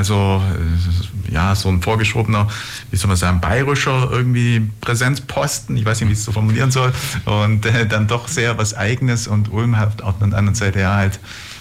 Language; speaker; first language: German; native; German